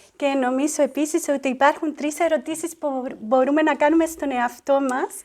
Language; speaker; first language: Greek; non-native, fluent; Spanish